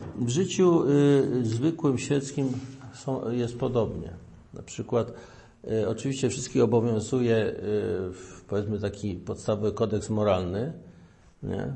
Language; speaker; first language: Polish; native; Polish